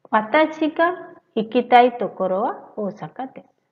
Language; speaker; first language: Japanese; non-native, fluent; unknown